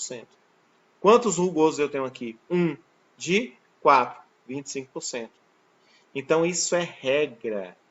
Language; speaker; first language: Portuguese; native; Portuguese